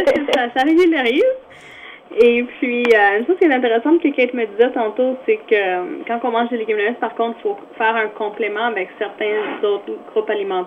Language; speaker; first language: French; native; French